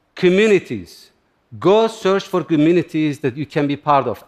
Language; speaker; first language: English; non-native, fluent; Turkish